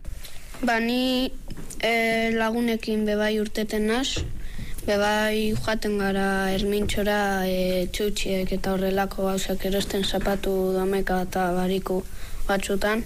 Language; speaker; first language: Basque; native; Basque